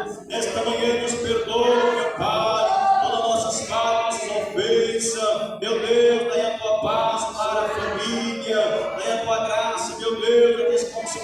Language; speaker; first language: Portuguese; native; Portuguese